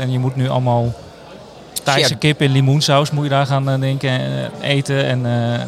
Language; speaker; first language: Dutch; native; Dutch